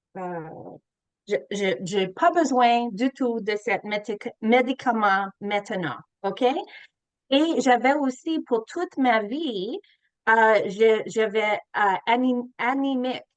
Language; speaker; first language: French; non-native, learner; English